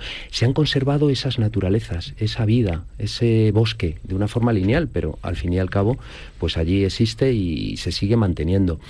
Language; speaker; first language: Spanish; native; Spanish